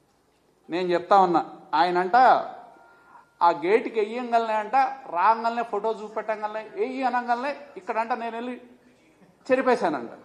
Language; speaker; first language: Telugu; native; Telugu